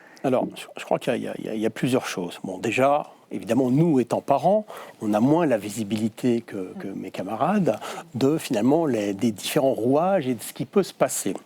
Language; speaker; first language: French; native; French